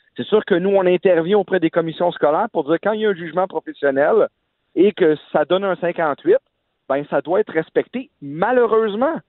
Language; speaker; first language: French; native; French